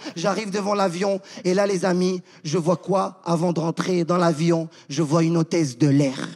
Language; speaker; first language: French; non-native, local second language; Arabic